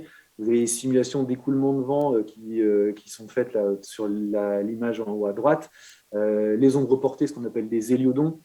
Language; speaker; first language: French; native; French